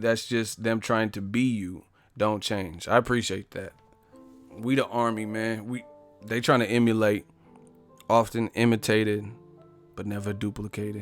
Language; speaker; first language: English; native; English